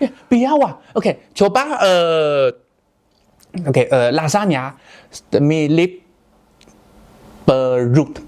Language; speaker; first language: Indonesian; non-native, learner; Chinese